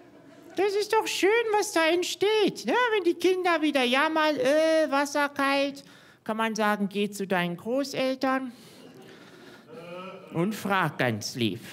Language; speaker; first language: German; native; German